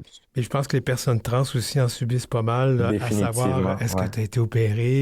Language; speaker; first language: French; native; French